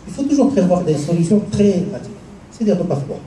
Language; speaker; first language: French; non-native, local second language; Arabic